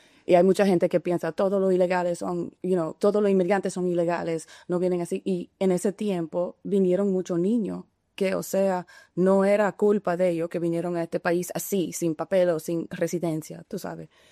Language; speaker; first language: Spanish; early bilingual, heritage; Spanish